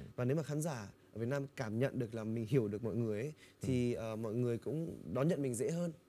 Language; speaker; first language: Vietnamese; early bilingual, heritage; Vietnamese